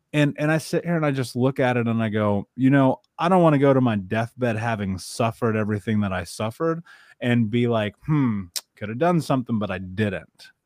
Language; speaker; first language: English; native; English